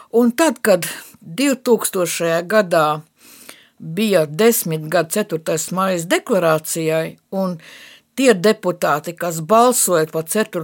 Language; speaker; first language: Latvian; non-native, local second language; Russian